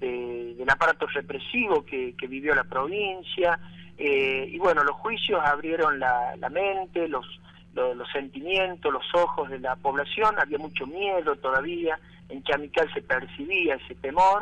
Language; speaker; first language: Spanish; native; Spanish